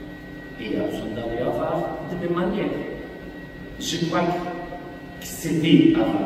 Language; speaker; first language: French; non-native, fluent; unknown